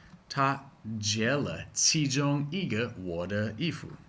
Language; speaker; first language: Chinese; non-native, fluent; English